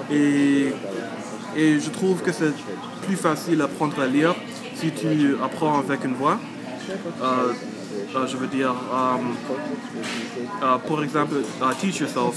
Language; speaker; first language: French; non-native, learner; English